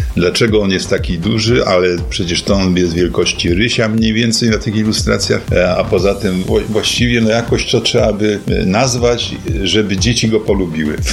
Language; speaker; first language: Polish; native; Polish